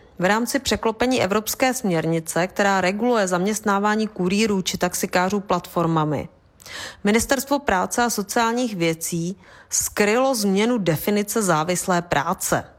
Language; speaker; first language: Czech; native; Czech